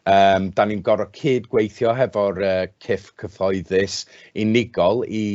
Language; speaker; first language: Welsh; non-native, local second language; English